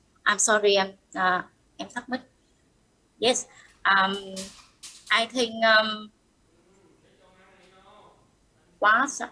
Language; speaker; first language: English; non-native, learner; Vietnamese